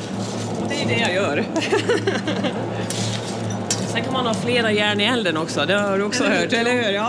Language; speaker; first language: Swedish; native; Swedish